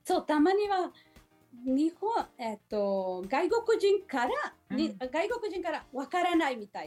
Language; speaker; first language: Japanese; non-native, learner; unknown